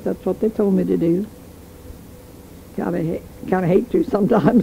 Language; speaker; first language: English; native; English